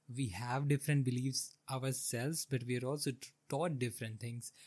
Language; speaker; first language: English; non-native, local second language; Hindi